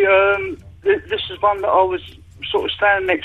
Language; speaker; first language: English; native; English